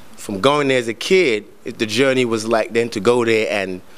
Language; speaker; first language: English; native; English